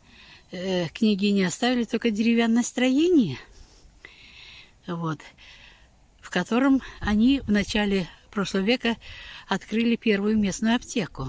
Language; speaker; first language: Russian; native; Russian